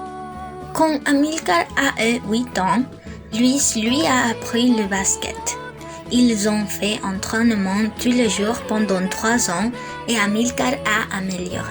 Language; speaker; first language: French; non-native, learner; Spanish